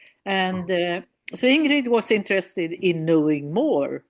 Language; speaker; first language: English; non-native, fluent; Swedish